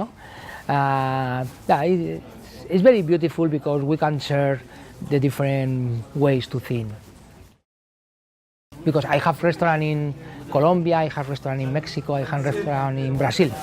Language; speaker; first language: English; non-native, learner; Spanish